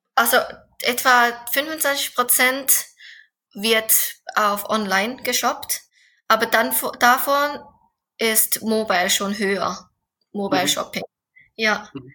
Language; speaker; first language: German; non-native, fluent; Korean